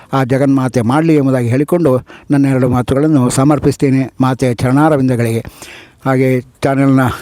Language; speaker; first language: Kannada; non-native, local second language; Tulu